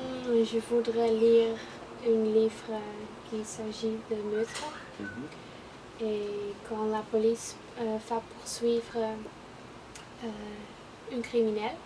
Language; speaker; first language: French; non-native, learner; Dutch